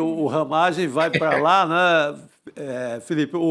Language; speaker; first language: Portuguese; native; Portuguese